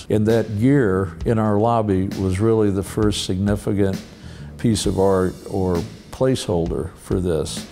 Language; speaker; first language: English; native; English